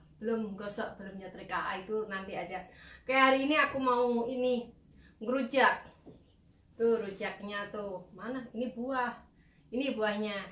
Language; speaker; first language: Indonesian; native; Indonesian